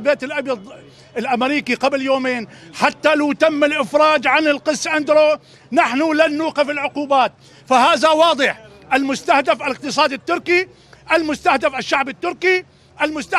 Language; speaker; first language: Arabic; native; Arabic